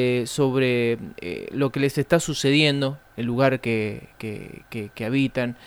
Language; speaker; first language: Spanish; native; Spanish